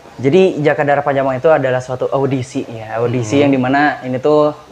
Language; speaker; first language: Indonesian; native; Indonesian